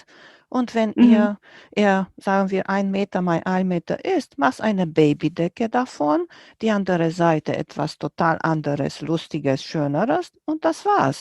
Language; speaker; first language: German; non-native, fluent; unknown